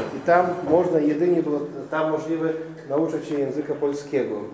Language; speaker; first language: Polish; non-native, fluent; Russian